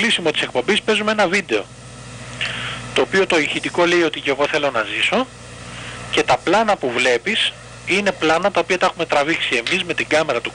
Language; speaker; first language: Greek; native; Greek